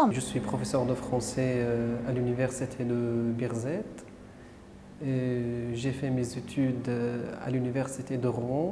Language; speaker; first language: French; non-native, fluent; Arabic